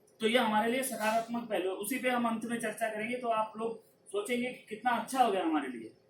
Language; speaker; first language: Hindi; non-native, local second language; Punjabi